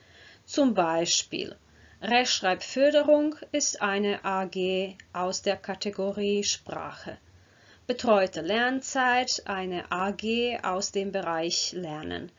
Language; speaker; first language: German; non-native, fluent; Croatian